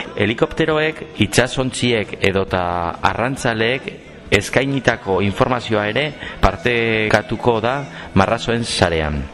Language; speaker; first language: Basque; non-native, local second language; Spanish